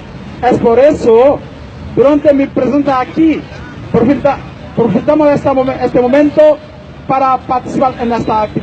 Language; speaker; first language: Spanish; non-native, fluent; Haitian Creole